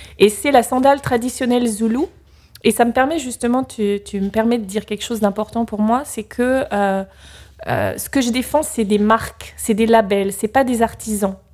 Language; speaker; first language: French; native; French